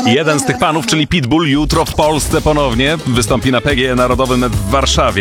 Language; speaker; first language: Polish; native; Polish